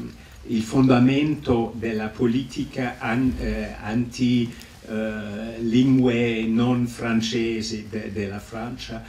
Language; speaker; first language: Italian; non-native, fluent; English